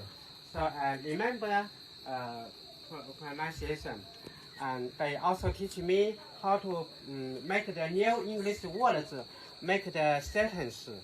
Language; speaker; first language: English; non-native, learner; Chinese